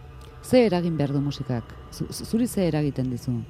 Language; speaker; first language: Basque; native; Basque